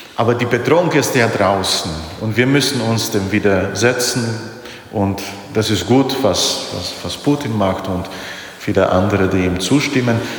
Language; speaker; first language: German; non-native, fluent; Polish